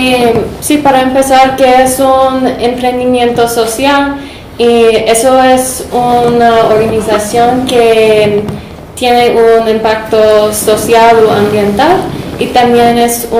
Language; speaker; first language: Spanish; non-native, fluent; English